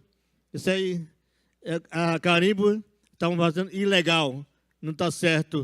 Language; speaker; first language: Portuguese; non-native, local second language; Yanomámi